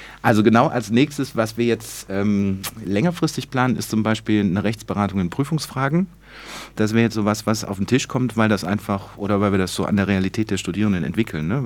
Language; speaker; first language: German; native; German